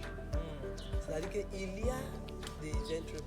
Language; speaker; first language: French; non-native, fluent; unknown